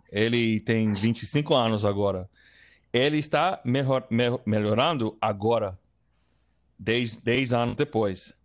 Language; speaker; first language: Portuguese; non-native, learner; English